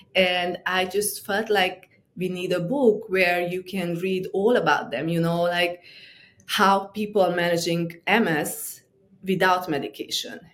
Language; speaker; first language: English; non-native, fluent; Romanian